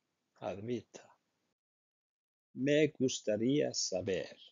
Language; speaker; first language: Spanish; non-native, learner; Icelandic